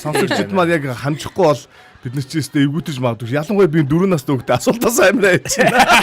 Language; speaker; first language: Mongolian; native; Mongolian